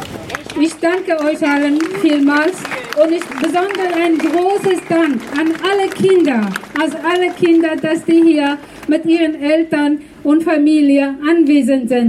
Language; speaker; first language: German; non-native, fluent; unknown